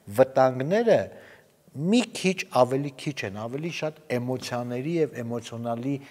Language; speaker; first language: Armenian; native; Armenian